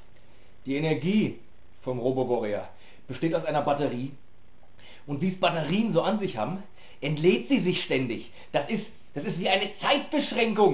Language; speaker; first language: German; native; German